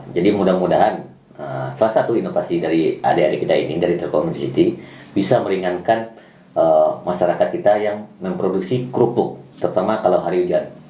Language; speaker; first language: Indonesian; non-native, local second language; Minangkabau